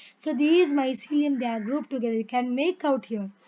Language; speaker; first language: English; non-native, local second language; Kannada